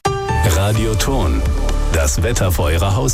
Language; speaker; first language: German; native; German